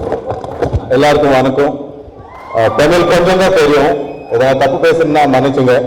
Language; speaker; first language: Tamil; non-native, learner; Telugu